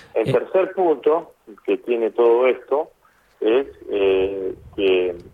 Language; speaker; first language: Spanish; native; Spanish